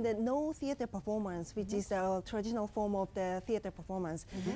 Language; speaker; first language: English; non-native, fluent; Japanese